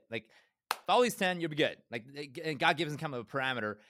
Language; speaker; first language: English; early bilingual, other home language; Korean